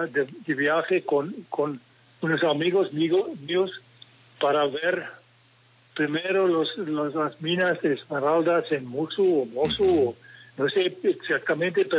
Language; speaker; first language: Spanish; non-native, fluent; English